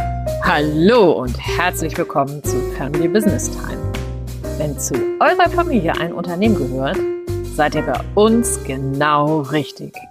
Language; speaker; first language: German; native; German